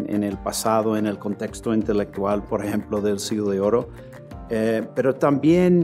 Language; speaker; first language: Spanish; non-native, fluent; English